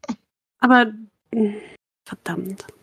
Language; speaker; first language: German; native; German